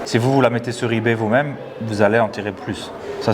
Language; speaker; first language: French; native; French